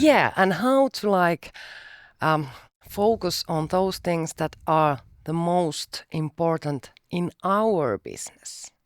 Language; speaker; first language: English; non-native, fluent; Finnish